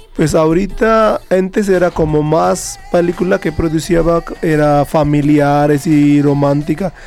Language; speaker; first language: Spanish; non-native, fluent; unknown